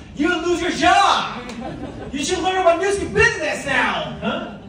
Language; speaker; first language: English; non-native, fluent; Korean